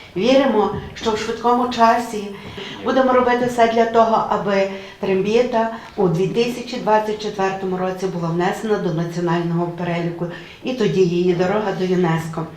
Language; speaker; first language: Ukrainian; native; Ukrainian